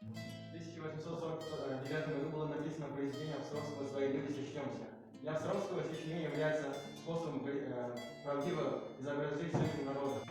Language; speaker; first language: Russian; non-native, local second language; Kazakh